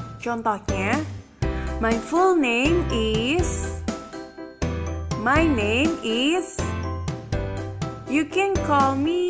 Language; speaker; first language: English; non-native, learner; Indonesian